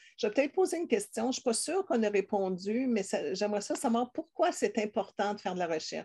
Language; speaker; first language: French; native; French